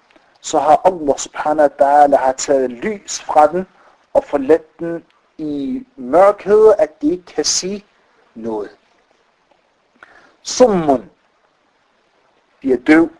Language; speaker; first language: Danish; non-native, fluent; Arabic